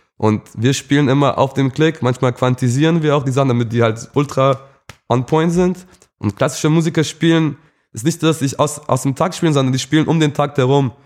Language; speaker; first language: German; early bilingual, other home language; English